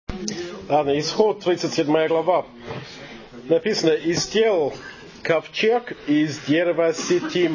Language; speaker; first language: Russian; non-native, fluent; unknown